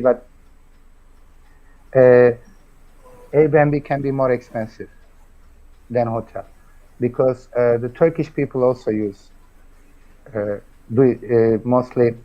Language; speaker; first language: English; non-native, fluent; Turkish